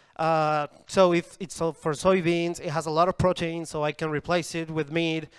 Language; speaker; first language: English; non-native, fluent; Spanish